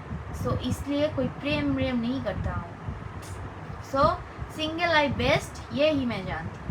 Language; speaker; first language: Hindi; non-native, learner; Bangla